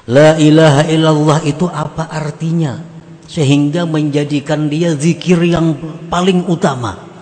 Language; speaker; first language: Indonesian; non-native, local second language; Banjar